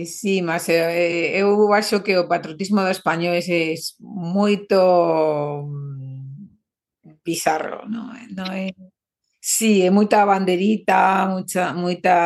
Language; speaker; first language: Portuguese; non-native, fluent; Spanish